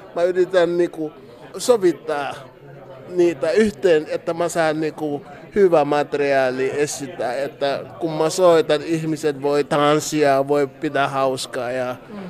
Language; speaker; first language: Finnish; non-native, fluent; Mandingo